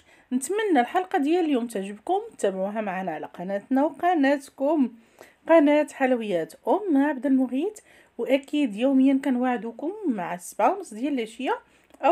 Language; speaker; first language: Arabic; native; Arabic